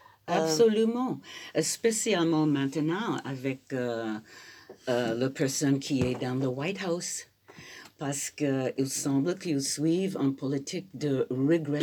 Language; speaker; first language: French; non-native, fluent; English